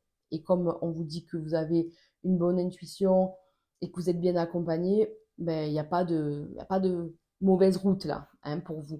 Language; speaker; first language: French; native; French